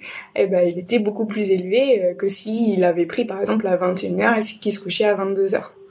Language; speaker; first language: French; native; French